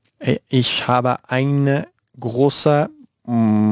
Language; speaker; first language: German; non-native, learner; Spanish